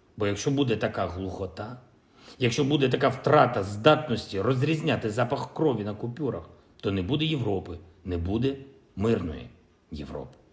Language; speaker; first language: Ukrainian; non-native, local second language; Russian